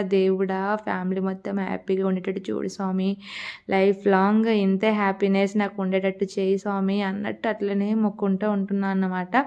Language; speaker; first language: Telugu; non-native, local second language; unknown